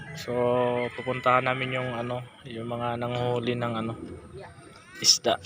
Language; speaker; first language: Filipino; native; Filipino